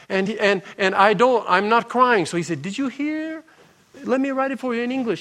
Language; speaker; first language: English; native; English